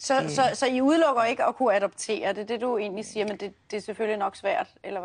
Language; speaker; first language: Danish; native; Danish